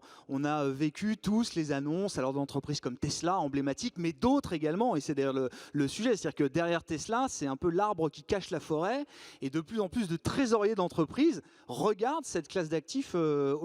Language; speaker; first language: French; native; French